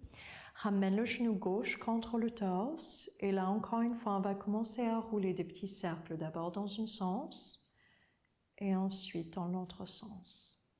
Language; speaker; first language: French; non-native, fluent; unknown